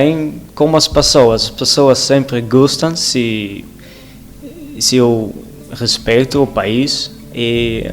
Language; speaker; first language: Portuguese; non-native, learner; Dutch